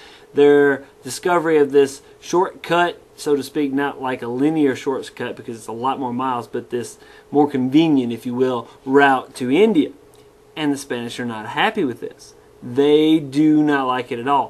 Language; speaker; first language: English; native; English